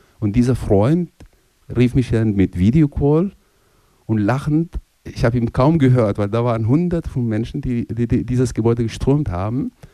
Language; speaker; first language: German; non-native, fluent; Arabic